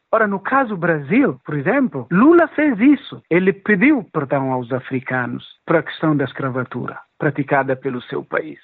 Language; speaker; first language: Portuguese; non-native, local second language; Upper Guinea Crioulo